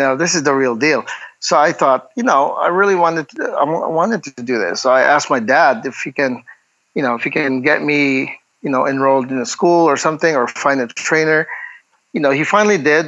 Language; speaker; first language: English; non-native, local second language; Hiligaynon